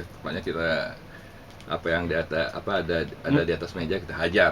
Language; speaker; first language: Indonesian; non-native, local second language; Javanese